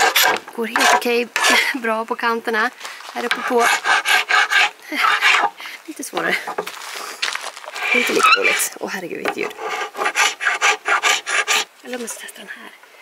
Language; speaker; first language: Swedish; native; Swedish